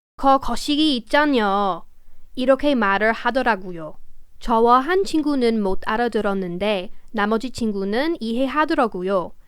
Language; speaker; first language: Korean; non-native, fluent; English